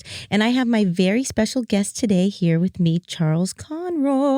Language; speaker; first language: English; native; English